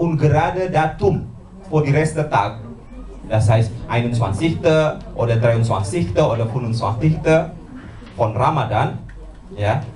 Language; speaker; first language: German; non-native, learner; Indonesian